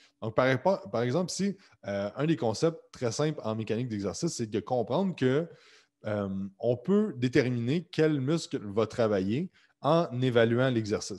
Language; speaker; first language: French; native; French